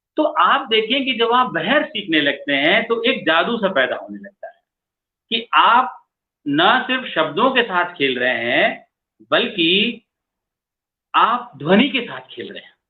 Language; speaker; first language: Hindi; native; Hindi